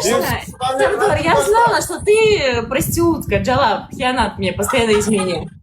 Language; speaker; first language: Russian; native; Russian